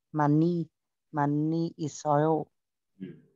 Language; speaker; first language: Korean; non-native, learner; Vietnamese